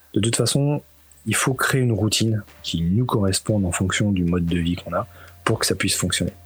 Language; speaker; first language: French; native; French